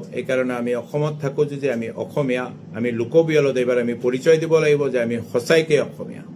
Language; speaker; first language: Assamese; non-native, local second language; Bangla